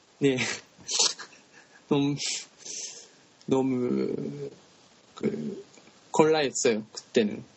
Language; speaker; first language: Korean; non-native, learner; Japanese